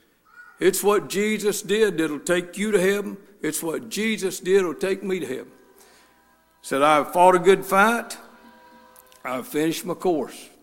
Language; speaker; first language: English; native; English